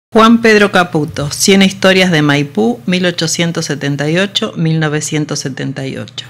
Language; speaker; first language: Spanish; native; Spanish